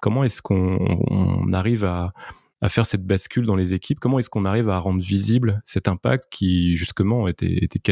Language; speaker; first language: French; native; French